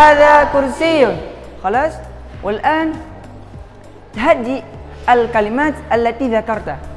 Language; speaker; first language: Arabic; non-native, fluent; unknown